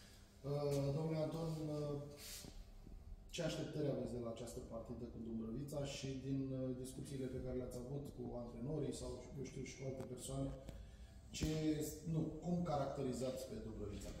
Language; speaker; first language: Romanian; native; Romanian